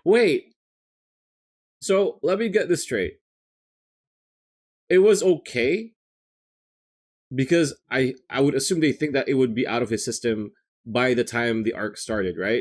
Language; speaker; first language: English; native; English